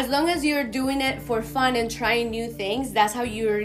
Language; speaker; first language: English; non-native, fluent; Spanish